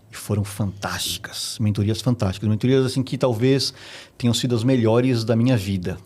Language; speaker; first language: Portuguese; native; Portuguese